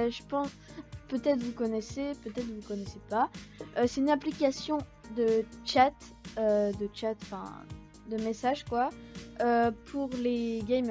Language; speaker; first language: French; native; French